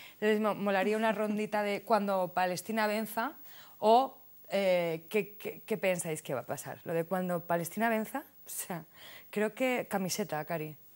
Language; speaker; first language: Spanish; native; Spanish